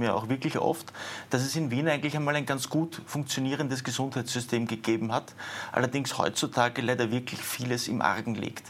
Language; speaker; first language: German; native; German